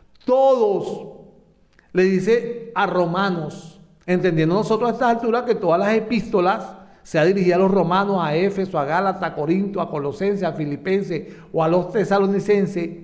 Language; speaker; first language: Spanish; native; Spanish